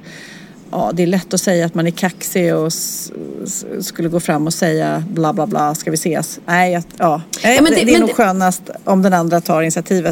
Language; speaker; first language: Swedish; native; Swedish